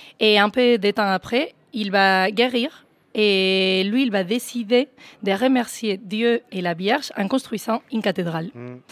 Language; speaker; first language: French; non-native, fluent; Spanish